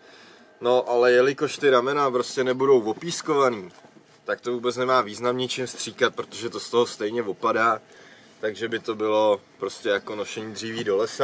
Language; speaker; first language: Czech; native; Czech